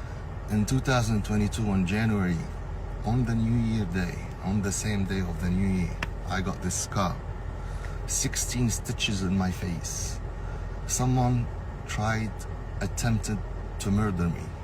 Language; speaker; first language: English; non-native, learner; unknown